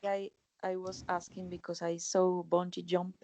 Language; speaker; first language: English; non-native, learner; Spanish